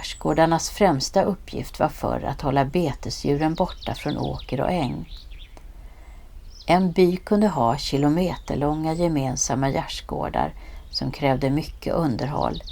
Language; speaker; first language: Swedish; native; Swedish